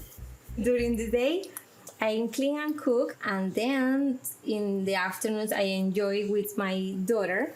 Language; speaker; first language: English; non-native, learner; Spanish